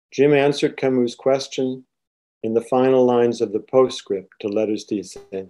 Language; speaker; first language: English; native; English